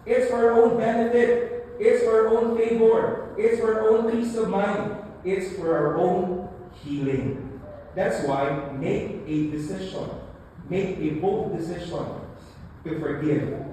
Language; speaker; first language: English; non-native, local second language; Filipino